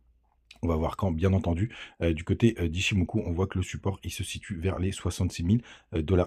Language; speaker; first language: French; native; French